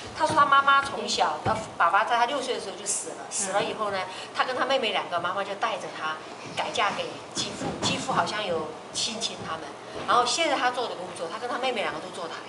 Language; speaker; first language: Chinese; native; Chinese